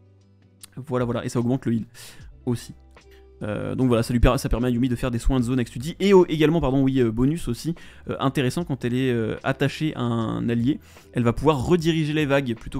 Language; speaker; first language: French; native; French